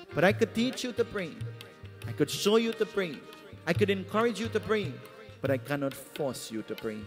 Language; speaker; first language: English; native; English